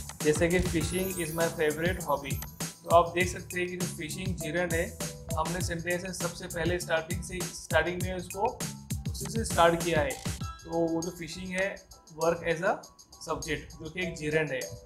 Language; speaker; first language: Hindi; native; Hindi